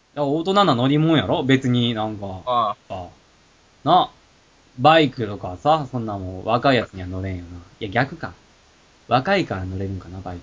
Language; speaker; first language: Japanese; native; Japanese